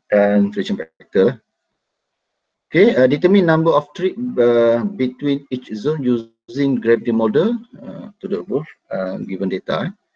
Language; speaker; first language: English; non-native, local second language; Malay